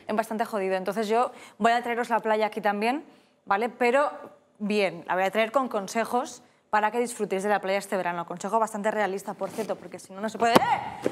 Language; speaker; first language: Spanish; native; Spanish